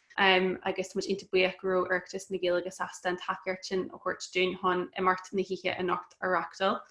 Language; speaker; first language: Irish; native; Irish